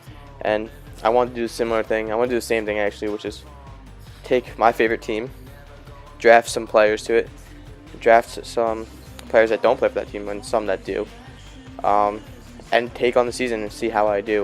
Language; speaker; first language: English; native; English